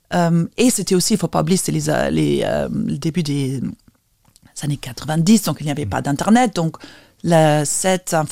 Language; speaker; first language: French; non-native, fluent; Lithuanian